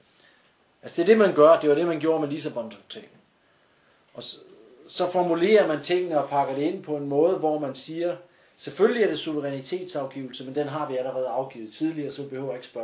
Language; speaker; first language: Danish; native; Danish